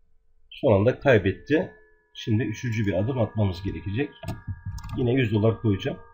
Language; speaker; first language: Turkish; native; Turkish